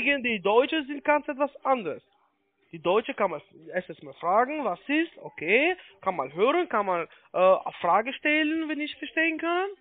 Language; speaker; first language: German; non-native, learner; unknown